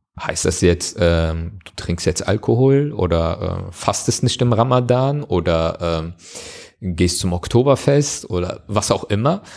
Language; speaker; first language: German; early bilingual, other home language; Turkish